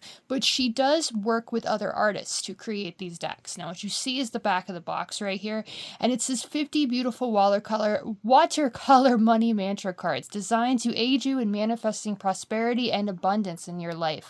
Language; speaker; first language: English; native; English